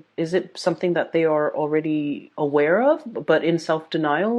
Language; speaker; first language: English; native; English